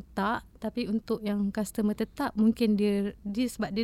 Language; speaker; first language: English; non-native, local second language; Malay